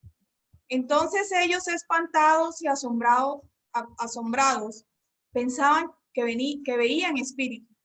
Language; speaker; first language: Spanish; native; Spanish